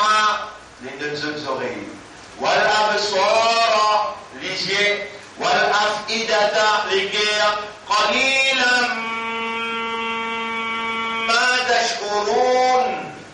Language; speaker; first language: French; non-native, local second language; Morisyen